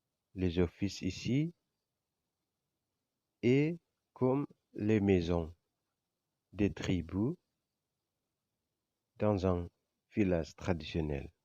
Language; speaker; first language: French; non-native, fluent; Indonesian